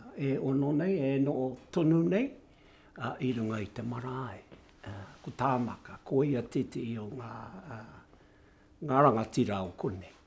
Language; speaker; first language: Māori; native; Māori